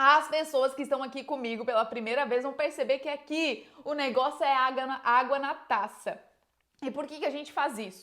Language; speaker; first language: Portuguese; native; Portuguese